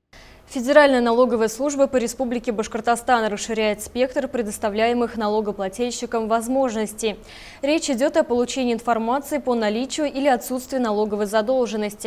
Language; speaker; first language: Russian; native; Russian